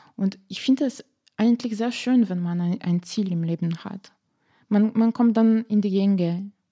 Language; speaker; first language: German; non-native, fluent; Slovenian